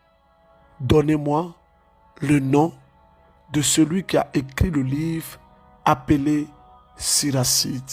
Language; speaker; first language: French; native; French